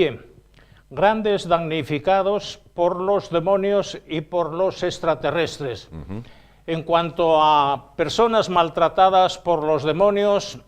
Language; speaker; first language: Spanish; native; Spanish